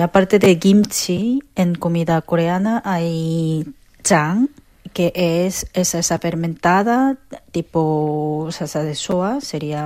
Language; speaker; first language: Spanish; non-native, fluent; Korean